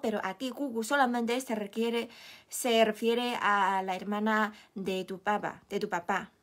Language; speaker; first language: Spanish; non-native, fluent; Chinese